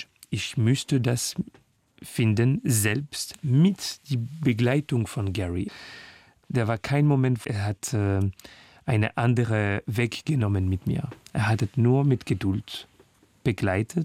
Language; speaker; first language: German; non-native, learner; French